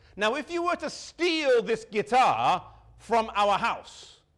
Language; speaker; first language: English; native; English